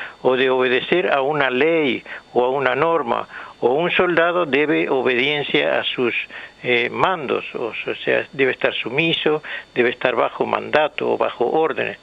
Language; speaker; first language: Spanish; native; Spanish